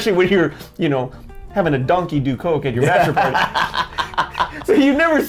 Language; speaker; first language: English; native; English